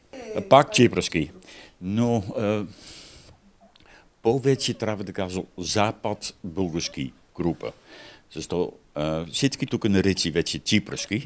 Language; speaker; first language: Bulgarian; non-native, learner; Dutch